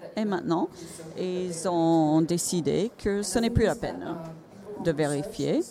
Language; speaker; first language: French; non-native, fluent; Finnish